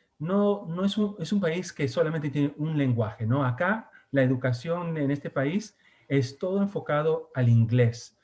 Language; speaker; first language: Spanish; early bilingual, heritage; Spanish